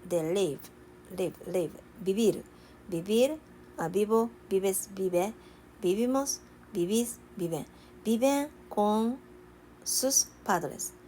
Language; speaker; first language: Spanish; non-native, learner; Japanese